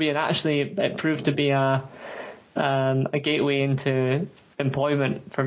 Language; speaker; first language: English; native; English